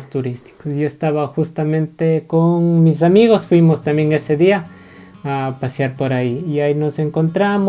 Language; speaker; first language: Spanish; native; Spanish